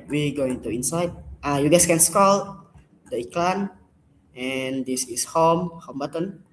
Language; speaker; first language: English; non-native, learner; Indonesian